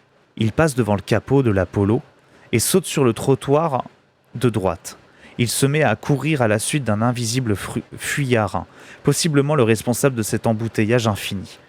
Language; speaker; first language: French; native; French